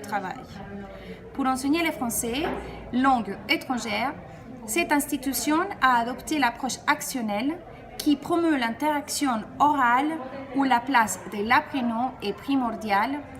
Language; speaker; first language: French; non-native, fluent; Spanish